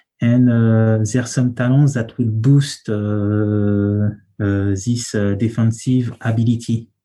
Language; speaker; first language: English; non-native, learner; French